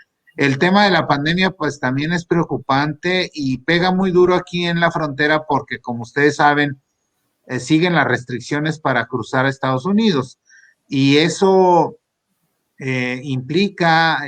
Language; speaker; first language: Spanish; native; Spanish